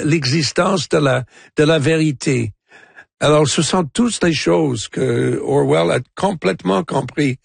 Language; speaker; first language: French; non-native, local second language; English